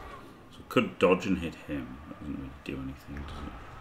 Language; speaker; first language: English; native; English